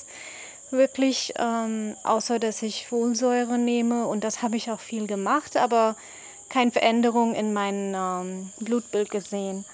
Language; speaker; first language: German; non-native, fluent; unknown